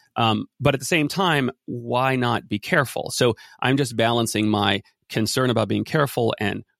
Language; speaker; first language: English; native; English